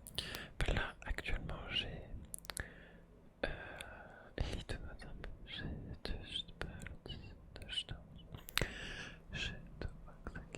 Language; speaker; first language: French; native; French